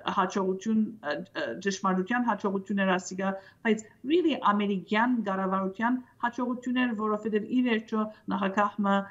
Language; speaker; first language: Armenian; early bilingual, heritage; Armenian